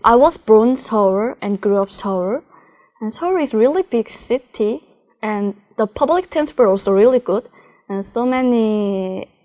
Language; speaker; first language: English; non-native, learner; Korean